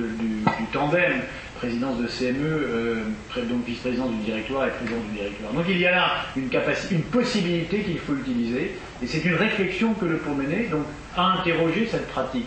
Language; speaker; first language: French; native; French